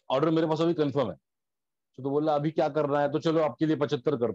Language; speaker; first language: Hindi; non-native, local second language; Marathi